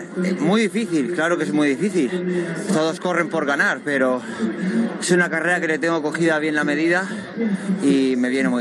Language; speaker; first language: Spanish; native; Spanish